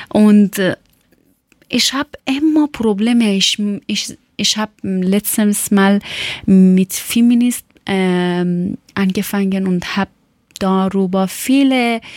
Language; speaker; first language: German; non-native, learner; Persian